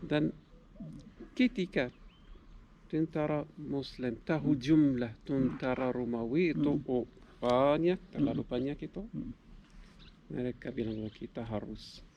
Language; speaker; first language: Indonesian; non-native, learner; Arabic